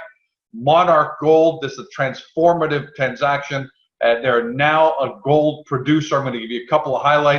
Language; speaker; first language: English; native; English